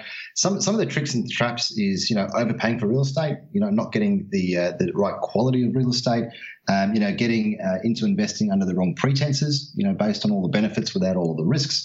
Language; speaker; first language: English; native; English